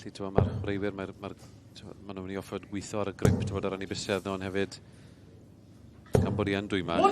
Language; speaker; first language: Welsh; native; Welsh